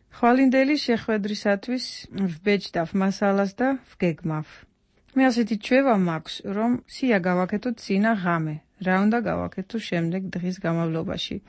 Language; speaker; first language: Georgian; non-native, fluent; Dutch